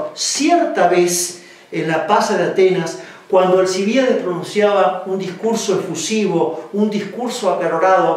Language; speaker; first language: Spanish; native; Spanish